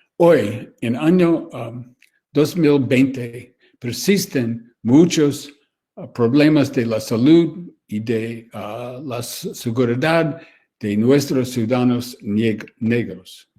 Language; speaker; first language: Spanish; non-native, learner; English